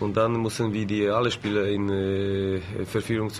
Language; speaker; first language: German; non-native, learner; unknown